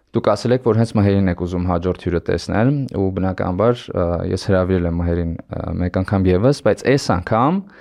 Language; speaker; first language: Armenian; native; Armenian